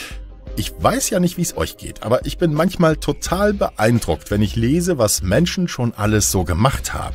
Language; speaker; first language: German; native; German